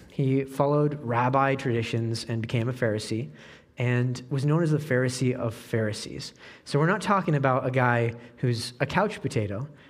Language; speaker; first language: English; native; English